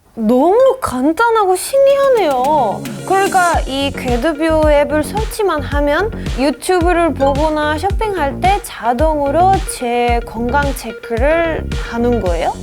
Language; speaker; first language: Korean; non-native, fluent; Spanish